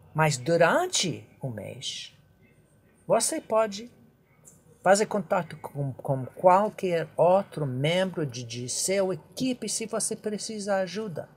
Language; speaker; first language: Portuguese; non-native, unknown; English